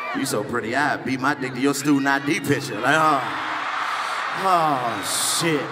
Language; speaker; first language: English; native; English